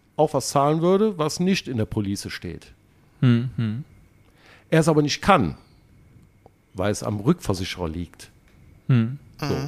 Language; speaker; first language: German; native; German